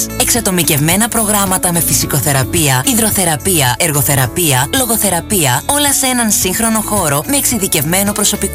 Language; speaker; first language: Greek; native; Greek